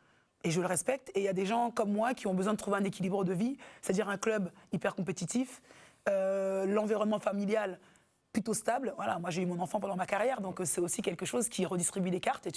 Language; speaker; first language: French; native; French